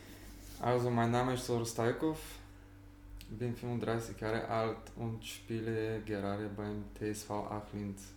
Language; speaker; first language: German; non-native, fluent; Bulgarian